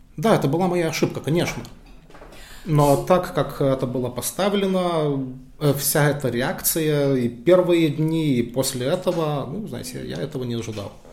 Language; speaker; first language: Russian; non-native, fluent; Lithuanian